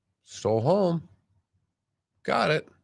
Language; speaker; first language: English; native; English